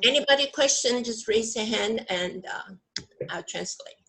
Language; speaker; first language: English; non-native, local second language; Chinese